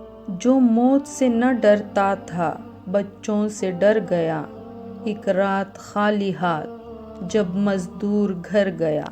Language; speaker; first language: Urdu; native; Urdu